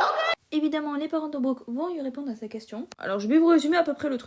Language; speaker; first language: French; native; French